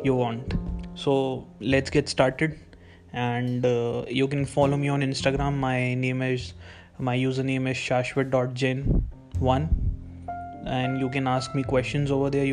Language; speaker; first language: English; non-native, local second language; Hindi